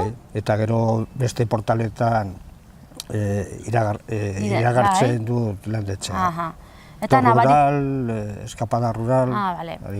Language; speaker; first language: Basque; non-native, local second language; Spanish